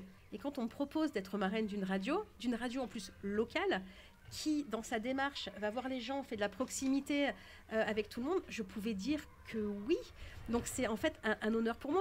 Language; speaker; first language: French; native; French